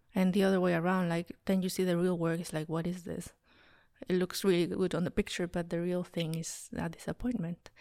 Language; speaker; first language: English; non-native, fluent; Spanish